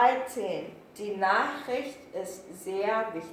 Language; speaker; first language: German; non-native, learner; Korean